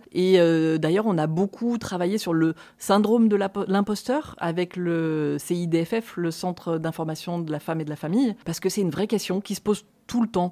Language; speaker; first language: French; native; French